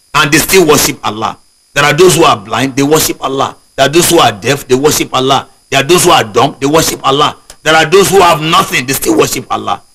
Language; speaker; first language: English; non-native, local second language; Yoruba